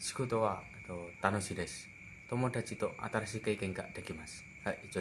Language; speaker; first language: Japanese; non-native, learner; Indonesian